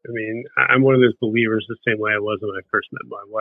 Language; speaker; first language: English; native; English